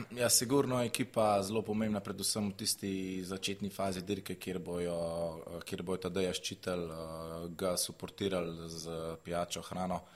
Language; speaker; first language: Slovenian; native; Slovenian